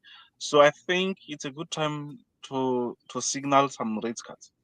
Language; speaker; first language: English; non-native, fluent; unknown